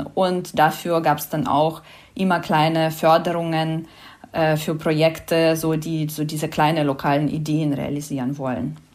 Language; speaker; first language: German; non-native, fluent; Ukrainian